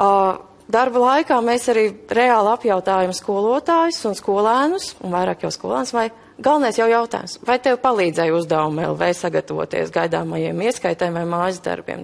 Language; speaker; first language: Latvian; native; Latvian